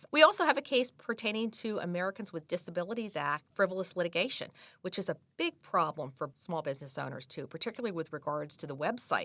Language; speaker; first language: English; native; English